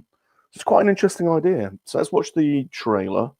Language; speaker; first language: English; native; English